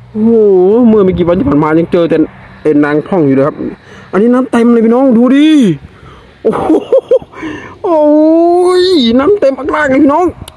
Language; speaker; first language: Thai; native; Thai